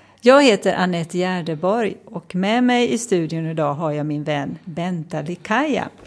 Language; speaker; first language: Swedish; native; Swedish